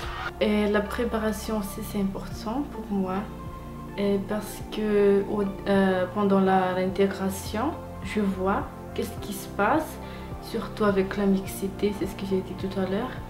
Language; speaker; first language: French; non-native, local second language; Malagasy